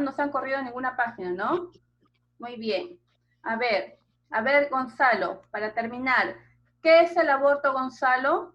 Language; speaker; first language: Spanish; native; Spanish